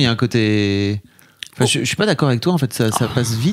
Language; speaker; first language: French; native; French